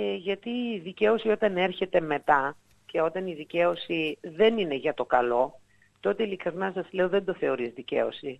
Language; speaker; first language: Greek; native; Greek